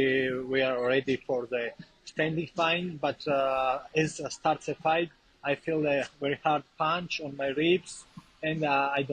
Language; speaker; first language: English; non-native, learner; Georgian